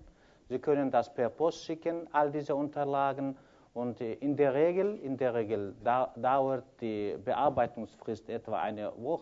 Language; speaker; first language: German; non-native, fluent; Kyrgyz